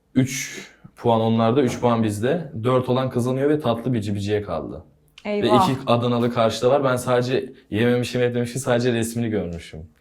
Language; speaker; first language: Turkish; native; Turkish